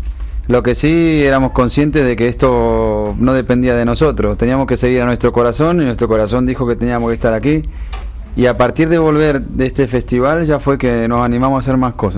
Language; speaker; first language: Spanish; native; Spanish